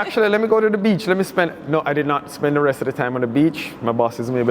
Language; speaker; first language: English; native; English